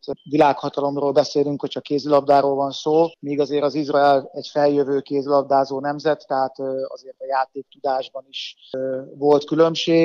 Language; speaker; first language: Hungarian; native; Hungarian